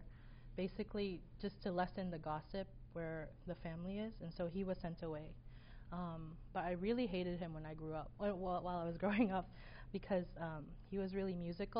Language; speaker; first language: English; early bilingual, other home language; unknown